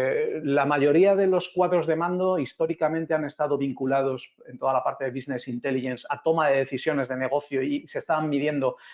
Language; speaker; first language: Spanish; native; Spanish